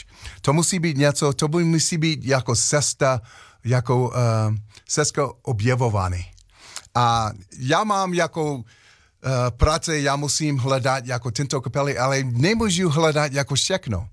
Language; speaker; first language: Czech; non-native, learner; English